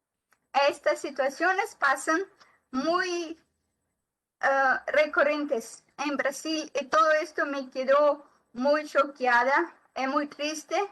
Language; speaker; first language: Spanish; non-native, learner; Portuguese